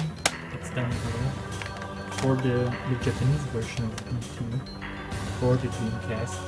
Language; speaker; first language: English; non-native, fluent; German